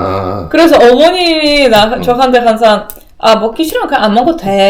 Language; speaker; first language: Korean; non-native, learner; Russian